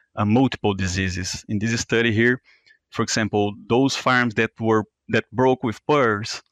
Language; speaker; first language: English; non-native, fluent; Portuguese